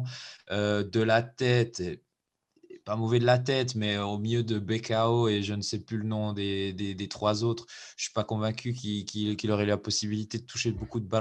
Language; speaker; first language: French; native; French